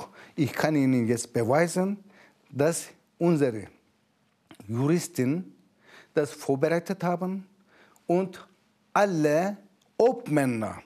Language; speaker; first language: German; non-native, fluent; Turkish